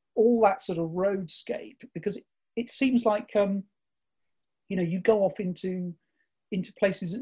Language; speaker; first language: English; native; English